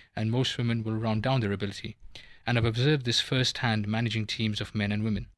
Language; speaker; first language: English; native; English